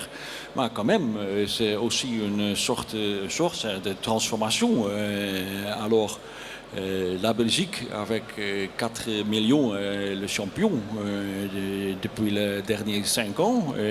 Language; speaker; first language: French; non-native, learner; Dutch